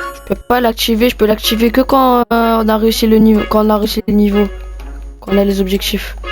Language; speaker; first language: French; native; French